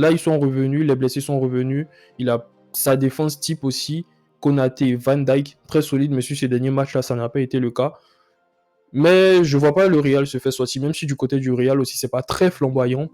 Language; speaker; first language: French; native; French